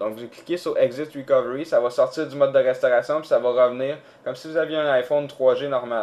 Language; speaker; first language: French; native; French